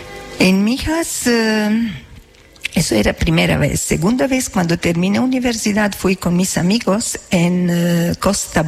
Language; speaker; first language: Spanish; non-native, fluent; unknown